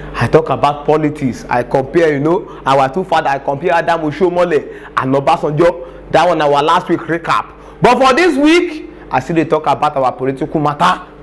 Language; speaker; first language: Nigerian Pidgin; non-native, local second language; Yoruba